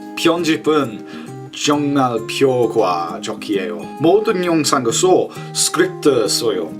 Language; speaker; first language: Korean; non-native, learner; English